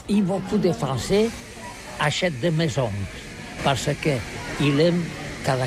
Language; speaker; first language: French; non-native, learner; Catalan